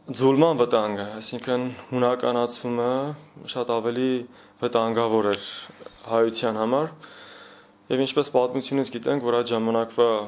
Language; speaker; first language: Armenian; native; Armenian